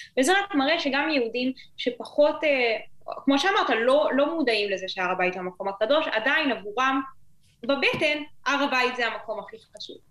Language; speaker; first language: Hebrew; native; Hebrew